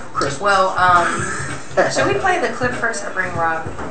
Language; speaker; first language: English; native; English